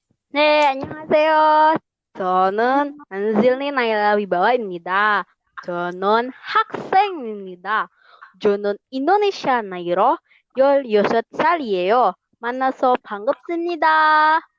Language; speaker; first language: Korean; non-native, learner; Indonesian